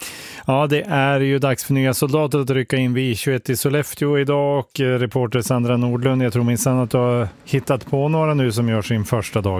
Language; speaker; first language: Swedish; native; Swedish